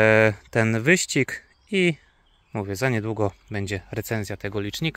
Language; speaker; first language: Polish; native; Polish